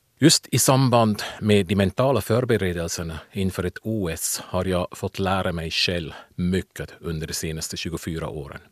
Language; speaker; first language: Swedish; non-native, fluent; German